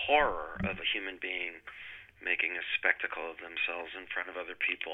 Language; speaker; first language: English; native; English